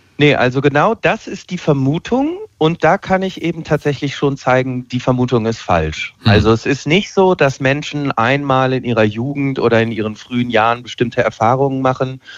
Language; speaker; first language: German; native; German